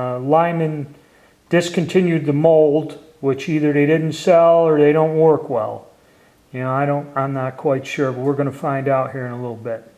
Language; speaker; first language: English; native; English